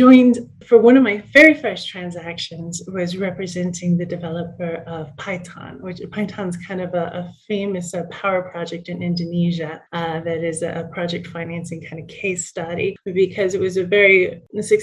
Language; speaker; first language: English; native; English